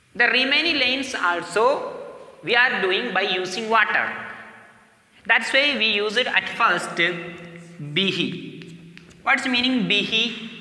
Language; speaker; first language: English; non-native, local second language; Malayalam